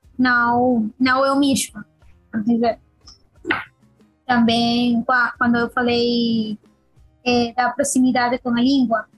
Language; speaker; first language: Portuguese; non-native, learner; Spanish